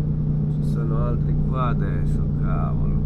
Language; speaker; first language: Italian; non-native, fluent; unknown